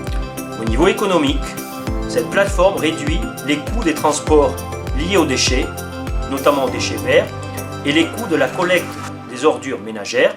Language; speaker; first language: French; native; French